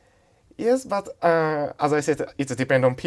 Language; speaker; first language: English; non-native, learner; Japanese